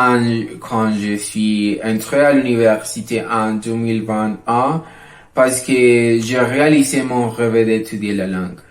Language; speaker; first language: French; non-native, learner; Spanish